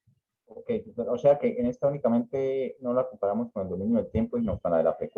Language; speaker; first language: Spanish; native; Spanish